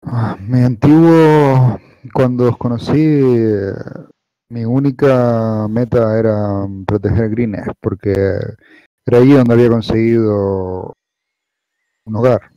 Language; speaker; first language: Spanish; native; Spanish